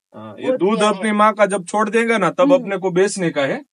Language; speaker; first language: Hindi; non-native, local second language; Gujarati